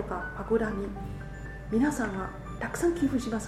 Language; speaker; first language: Japanese; non-native, fluent; Burmese